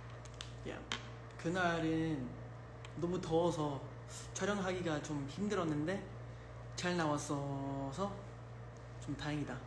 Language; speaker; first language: Korean; early bilingual, heritage; English